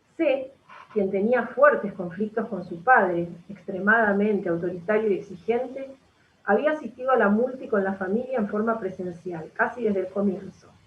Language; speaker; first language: Spanish; native; Spanish